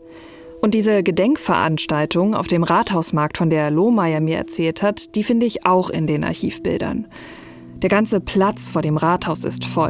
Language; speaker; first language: German; native; German